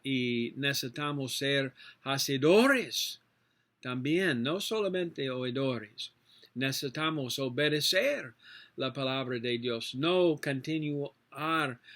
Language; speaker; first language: Spanish; non-native, learner; English